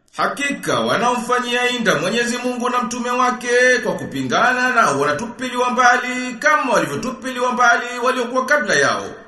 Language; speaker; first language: Swahili; native; Swahili